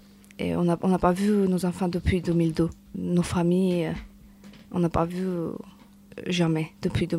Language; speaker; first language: French; non-native, learner; Georgian